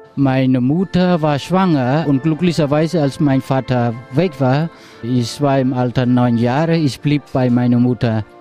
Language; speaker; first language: German; non-native, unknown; Khmer